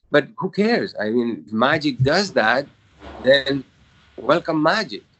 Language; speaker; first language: English; non-native, fluent; Spanish